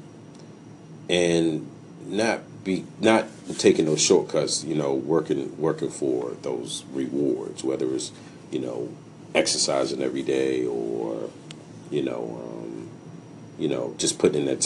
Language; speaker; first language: English; native; English